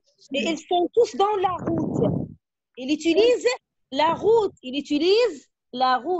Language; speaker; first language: French; non-native, local second language; Arabic